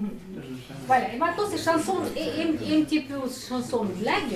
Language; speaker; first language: French; non-native, learner; Russian